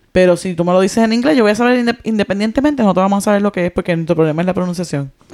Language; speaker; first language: Spanish; native; Spanish